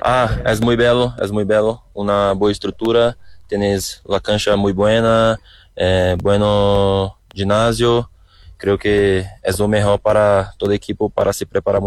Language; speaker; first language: Spanish; non-native, learner; Portuguese